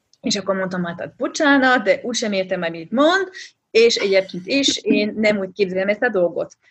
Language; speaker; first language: Hungarian; non-native, fluent; French